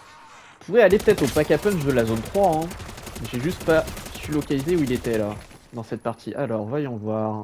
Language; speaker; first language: French; native; French